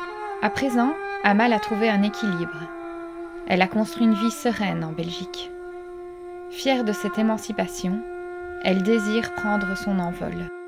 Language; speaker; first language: French; native; French